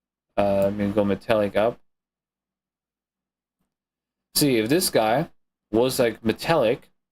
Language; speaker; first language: English; non-native, fluent; German